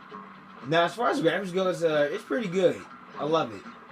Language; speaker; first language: English; native; English